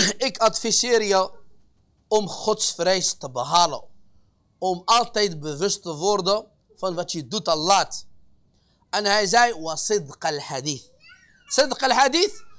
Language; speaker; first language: Dutch; early bilingual, other home language; Arabic